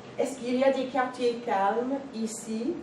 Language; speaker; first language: French; non-native, fluent; English